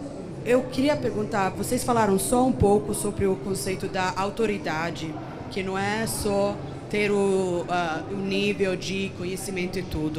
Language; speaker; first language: Portuguese; non-native, fluent; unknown